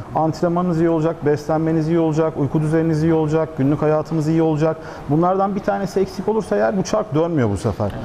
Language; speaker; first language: Turkish; native; Turkish